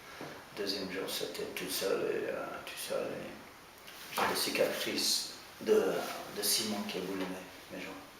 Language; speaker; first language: French; non-native, fluent; English